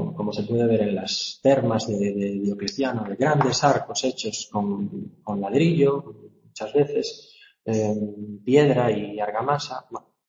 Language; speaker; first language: Spanish; native; Spanish